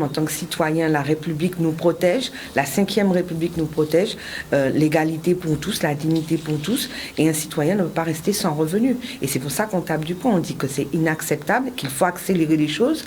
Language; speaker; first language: French; native; French